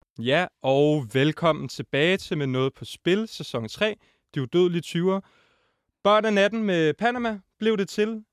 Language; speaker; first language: Danish; native; Danish